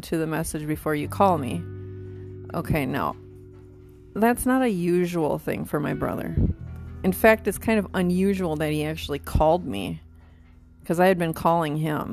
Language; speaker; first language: English; native; English